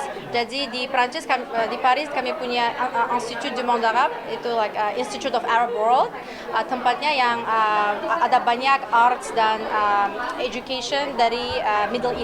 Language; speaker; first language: Indonesian; non-native, learner; Uyghur